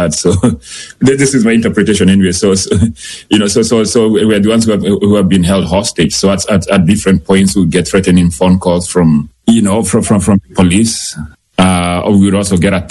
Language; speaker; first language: English; non-native, local second language; Kikuyu